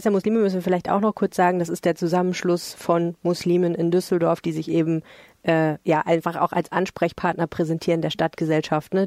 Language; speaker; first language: German; native; German